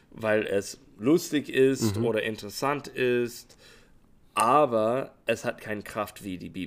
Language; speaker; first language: German; non-native, fluent; English